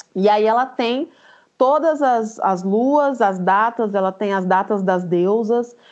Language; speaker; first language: Portuguese; native; Portuguese